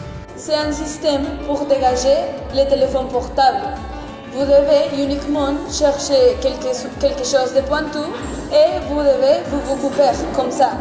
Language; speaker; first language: French; non-native, learner; Spanish